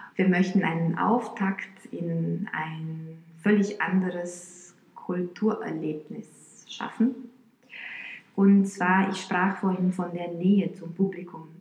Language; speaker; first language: German; non-native, fluent; Romanian